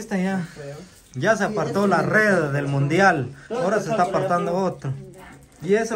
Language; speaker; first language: Spanish; native; Spanish